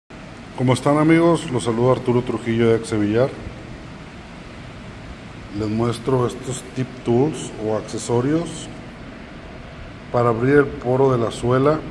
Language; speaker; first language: Spanish; native; Spanish